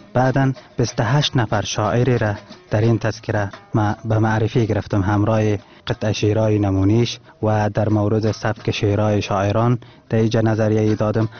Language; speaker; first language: Persian; non-native, local second language; Turkmen